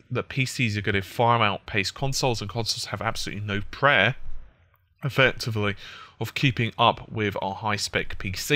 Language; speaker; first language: English; native; English